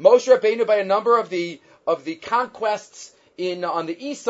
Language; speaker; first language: English; native; English